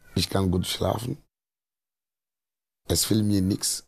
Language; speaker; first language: German; non-native, learner; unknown